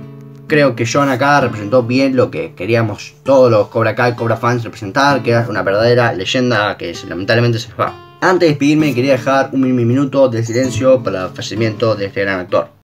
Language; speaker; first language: Spanish; native; Spanish